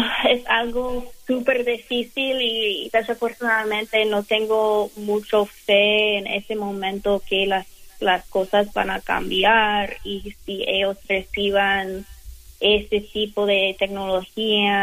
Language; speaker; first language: Spanish; non-native, fluent; English